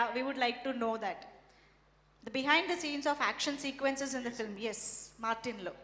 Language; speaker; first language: Telugu; native; Telugu